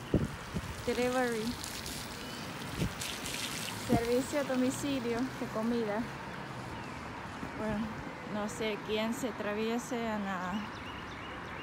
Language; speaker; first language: Spanish; non-native, fluent; Chinese